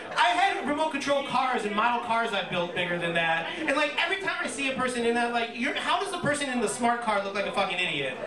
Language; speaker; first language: English; native; English